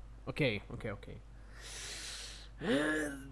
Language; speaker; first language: English; non-native, fluent; Hebrew